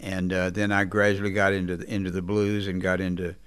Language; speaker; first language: English; native; English